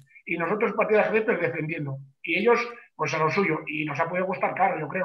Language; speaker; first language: Spanish; native; Spanish